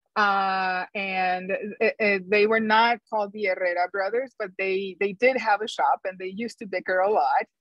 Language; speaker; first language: English; non-native, fluent; Spanish